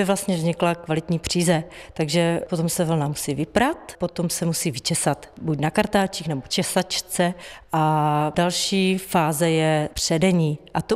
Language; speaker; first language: Czech; native; Czech